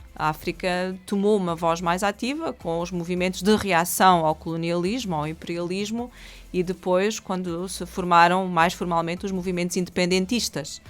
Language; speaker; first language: Portuguese; early bilingual, other home language; German